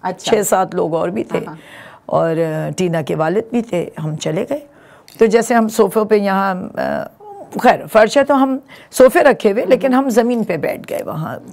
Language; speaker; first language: Urdu; native; Urdu